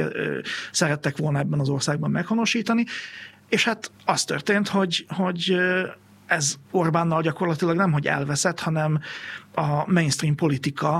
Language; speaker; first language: Hungarian; native; Hungarian